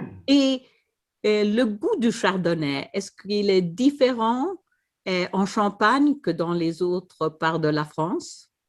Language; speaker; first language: French; non-native, fluent; Swedish